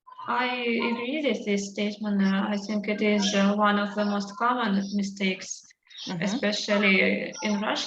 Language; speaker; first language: English; non-native, learner; Russian